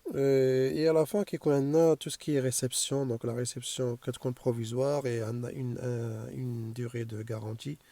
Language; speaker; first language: French; non-native, local second language; Arabic